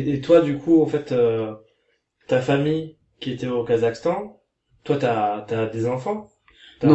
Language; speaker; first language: French; native; French